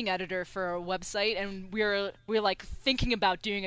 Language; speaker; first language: English; early bilingual, other home language; Persian